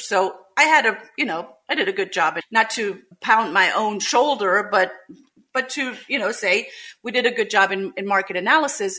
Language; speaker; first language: English; non-native, fluent; German